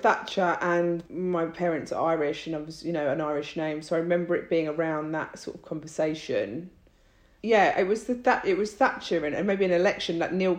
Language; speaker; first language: English; native; English